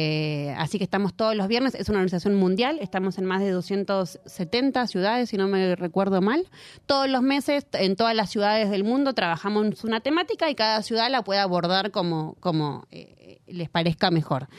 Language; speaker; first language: Spanish; native; Spanish